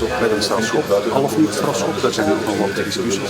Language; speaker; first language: Dutch; native; Dutch